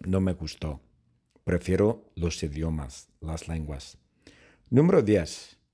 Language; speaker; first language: Spanish; non-native, fluent; English